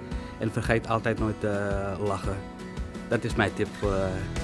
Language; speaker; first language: Dutch; non-native, fluent; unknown